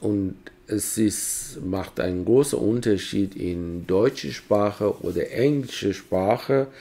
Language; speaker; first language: German; non-native, fluent; Persian